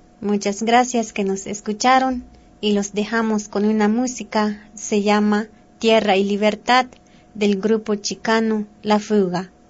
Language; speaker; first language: Spanish; non-native, local second language; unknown